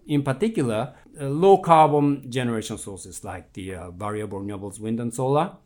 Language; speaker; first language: English; non-native, fluent; Japanese